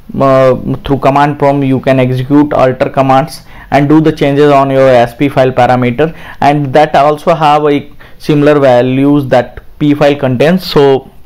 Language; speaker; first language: English; non-native, local second language; Hindi